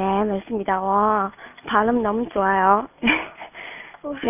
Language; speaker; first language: Korean; non-native, fluent; Chinese